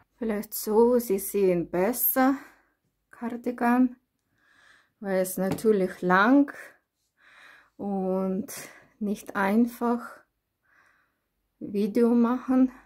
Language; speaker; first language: German; non-native, learner; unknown